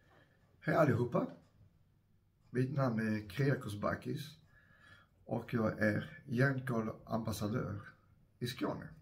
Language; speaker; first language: Swedish; non-native, fluent; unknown